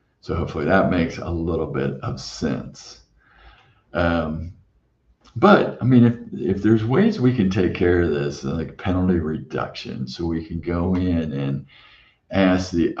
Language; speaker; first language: English; native; English